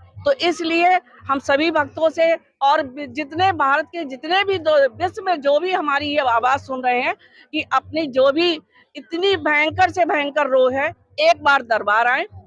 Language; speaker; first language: Hindi; native; Hindi